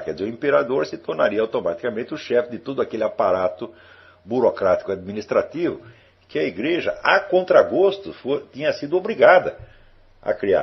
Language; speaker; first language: Portuguese; native; Portuguese